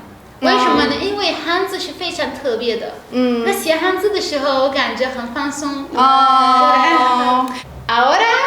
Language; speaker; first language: Chinese; non-native, fluent; Persian